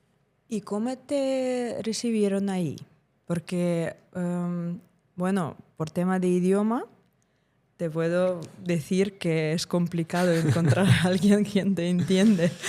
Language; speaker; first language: Spanish; non-native, fluent; Ukrainian